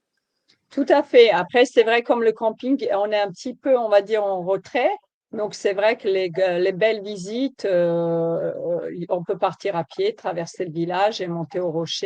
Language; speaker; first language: French; native; French